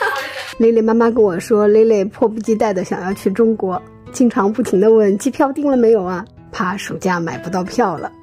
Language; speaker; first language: Chinese; native; Chinese